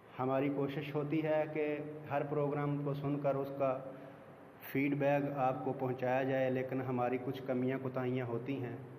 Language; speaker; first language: Urdu; non-native, local second language; Punjabi